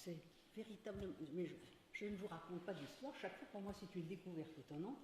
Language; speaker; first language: French; native; French